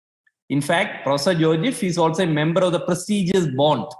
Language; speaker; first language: English; non-native, local second language; Malayalam